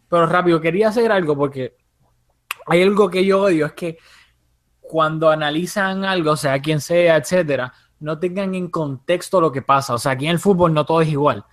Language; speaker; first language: Spanish; early bilingual, heritage; Spanish